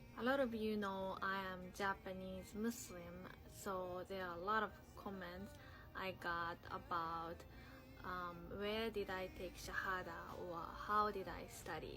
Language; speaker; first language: English; non-native, learner; Japanese